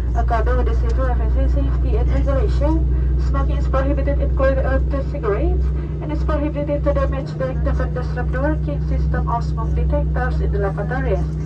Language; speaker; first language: English; non-native, fluent; Indonesian